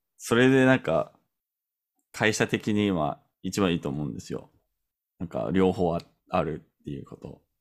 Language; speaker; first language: Japanese; non-native, fluent; English